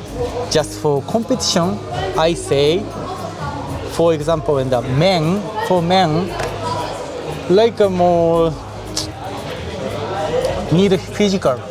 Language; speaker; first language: English; non-native, learner; Japanese